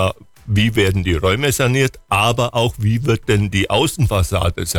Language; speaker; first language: German; native; German